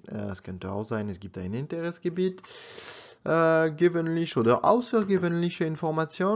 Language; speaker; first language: German; non-native, learner; French